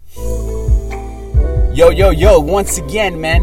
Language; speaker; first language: English; early bilingual, other home language; Spanish